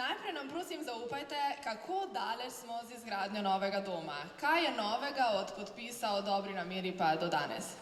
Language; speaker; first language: Slovenian; native; Slovenian